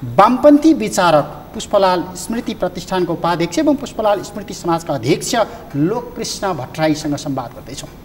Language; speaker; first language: Nepali; native; Nepali